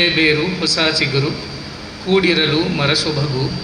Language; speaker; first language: Kannada; non-native, local second language; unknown